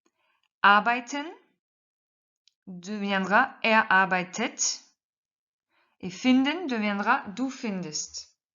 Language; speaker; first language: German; non-native, fluent; French